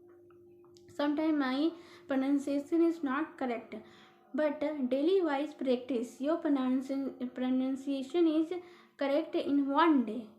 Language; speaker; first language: English; non-native, learner; Hindi